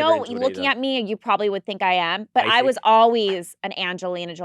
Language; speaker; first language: English; native; English